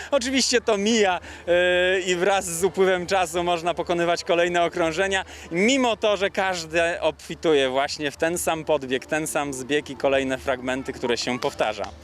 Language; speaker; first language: Polish; native; Polish